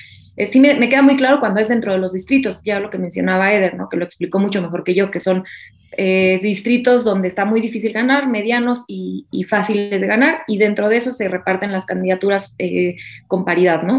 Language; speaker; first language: Spanish; native; Spanish